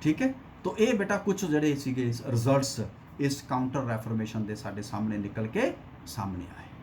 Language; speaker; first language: Hindi; non-native, local second language; Punjabi